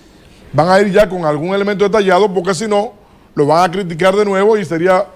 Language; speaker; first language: Spanish; native; Spanish